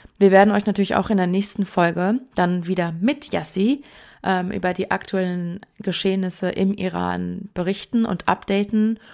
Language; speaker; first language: German; early bilingual, other home language; Persian